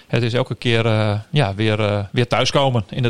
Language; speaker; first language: Dutch; native; Dutch